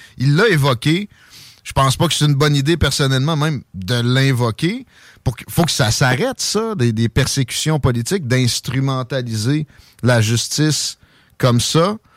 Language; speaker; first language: French; native; French